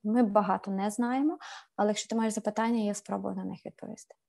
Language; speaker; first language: Ukrainian; native; Ukrainian